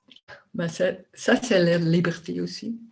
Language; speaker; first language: French; non-native, learner; Dutch